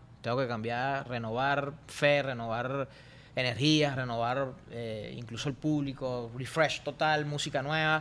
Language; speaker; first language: Spanish; native; Spanish